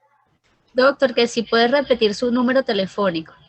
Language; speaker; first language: Spanish; native; Spanish